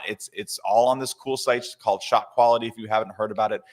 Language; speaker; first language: English; native; English